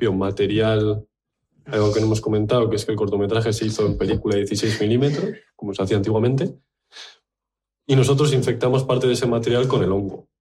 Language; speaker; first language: Spanish; native; Spanish